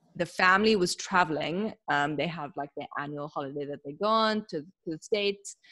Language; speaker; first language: English; native; English